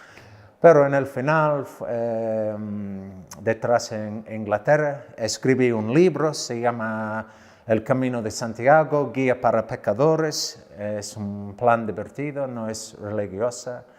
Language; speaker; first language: Spanish; non-native, learner; English